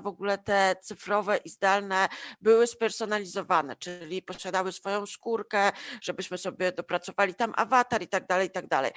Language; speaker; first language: Polish; native; Polish